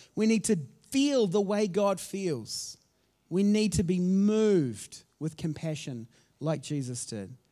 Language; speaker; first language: English; native; English